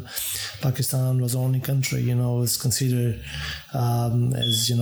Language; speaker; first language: English; non-native, local second language; Urdu